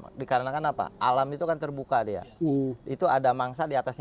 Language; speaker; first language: Indonesian; native; Indonesian